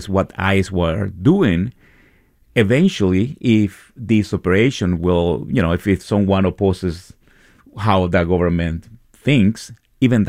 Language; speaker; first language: English; non-native, fluent; Spanish